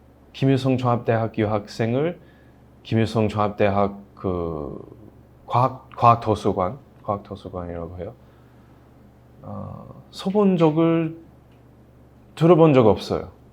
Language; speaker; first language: Korean; non-native, fluent; English